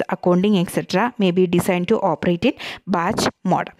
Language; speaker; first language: English; non-native, local second language; Malayalam